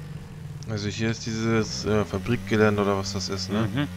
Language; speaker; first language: German; native; German